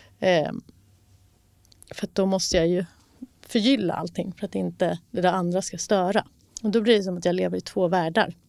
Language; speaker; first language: Swedish; native; Swedish